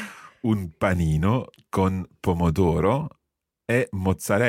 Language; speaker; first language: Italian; non-native, fluent; English